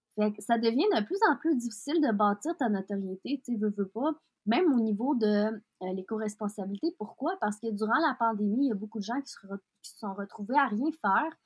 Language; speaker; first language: French; early bilingual, other home language; Russian